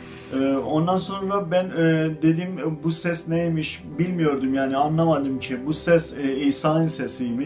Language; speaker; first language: Turkish; non-native, fluent; Azerbaijani